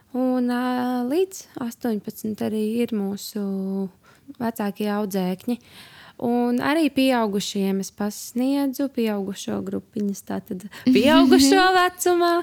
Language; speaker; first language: Latvian; native; Latvian